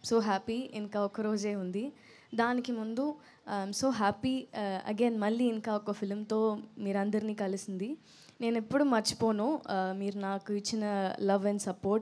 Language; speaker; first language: Telugu; non-native, fluent; Tamil